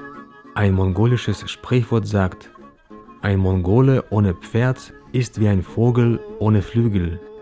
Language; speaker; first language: German; native; German